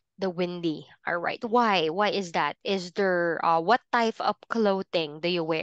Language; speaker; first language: English; non-native, fluent; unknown